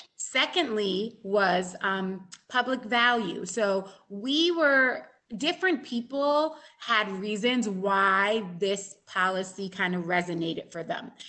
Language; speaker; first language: English; native; English